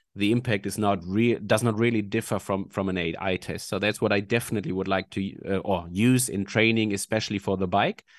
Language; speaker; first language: English; non-native, fluent; German